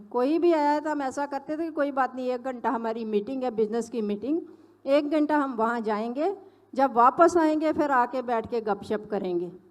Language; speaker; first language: Hindi; non-native, local second language; Punjabi